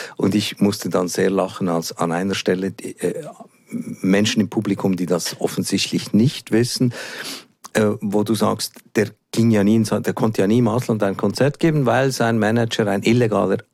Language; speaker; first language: German; native; German